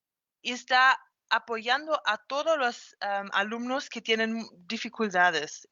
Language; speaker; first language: Spanish; non-native, fluent; German